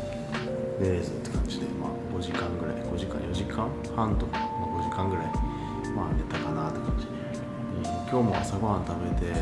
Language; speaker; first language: Japanese; native; Japanese